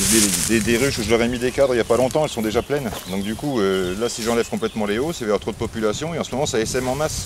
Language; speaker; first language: French; native; French